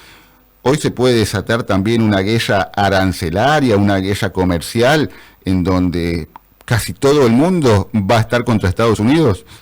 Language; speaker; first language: Spanish; native; Spanish